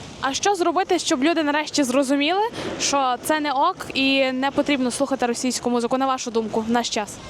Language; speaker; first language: Ukrainian; native; Ukrainian